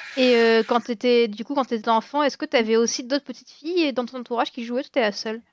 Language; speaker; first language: French; native; French